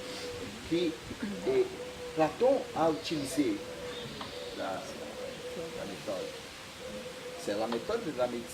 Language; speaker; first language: French; non-native, fluent; Portuguese